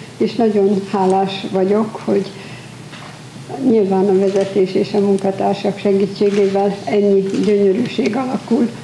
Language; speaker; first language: Hungarian; native; Hungarian